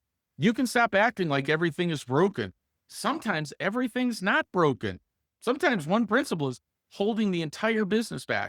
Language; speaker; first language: English; native; English